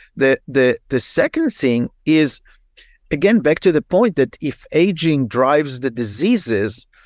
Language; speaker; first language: English; non-native, fluent; Hebrew